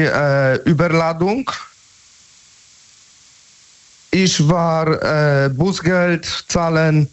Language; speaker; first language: German; non-native, learner; Polish